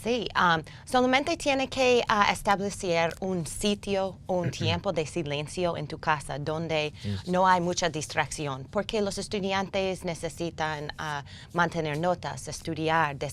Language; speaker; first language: Spanish; non-native, learner; English